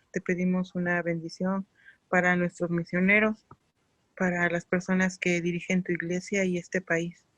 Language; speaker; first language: Spanish; native; Spanish